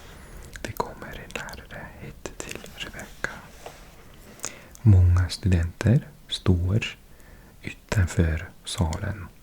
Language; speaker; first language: Swedish; non-native, learner; English